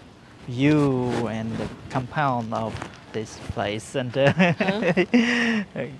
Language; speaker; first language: English; non-native, learner; Khmer